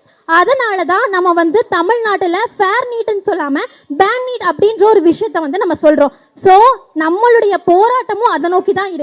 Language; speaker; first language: Tamil; native; Tamil